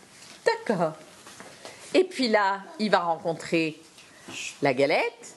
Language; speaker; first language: French; native; French